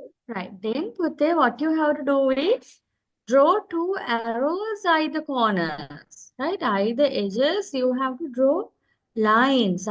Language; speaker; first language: English; non-native, local second language; Sinhala